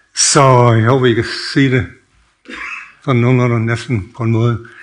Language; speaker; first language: Danish; non-native, fluent; English